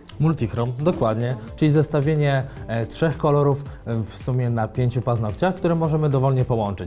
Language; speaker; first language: Polish; native; Polish